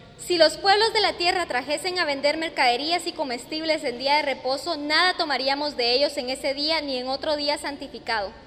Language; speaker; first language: Spanish; non-native, fluent; English